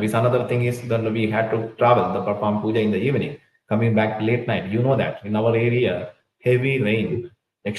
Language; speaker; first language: English; non-native, local second language; Tulu